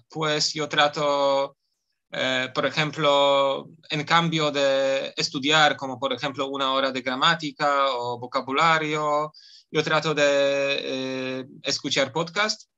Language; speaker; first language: Spanish; non-native, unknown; Polish